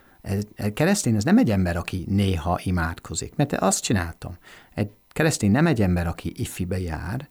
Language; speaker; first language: Hungarian; non-native, fluent; English